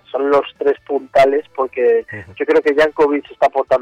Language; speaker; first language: Spanish; native; Spanish